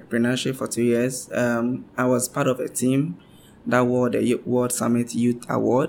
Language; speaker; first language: English; non-native, local second language; Ga